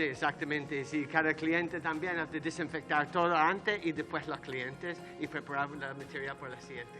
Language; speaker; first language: Spanish; non-native, learner; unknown